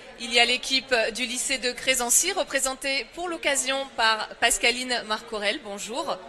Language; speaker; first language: French; native; French